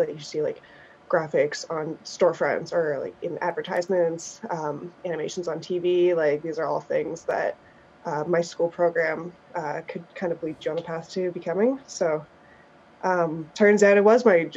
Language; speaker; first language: English; native; English